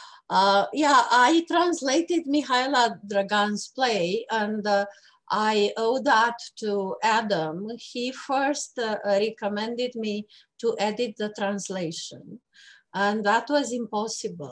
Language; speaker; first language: English; non-native, fluent; Romanian